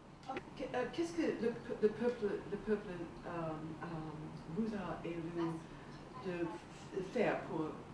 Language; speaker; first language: French; non-native, learner; English